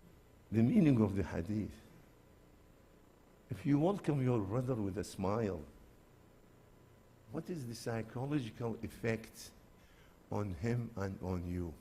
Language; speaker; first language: English; non-native, fluent; Arabic